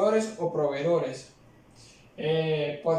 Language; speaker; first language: Spanish; native; Spanish